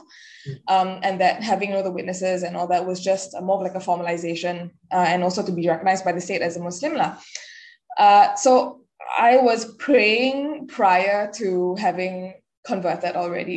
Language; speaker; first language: English; native; English